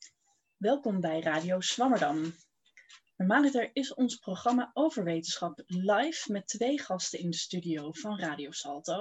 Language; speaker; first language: Dutch; native; Dutch